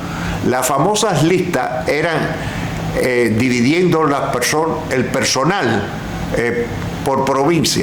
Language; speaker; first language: Spanish; native; Spanish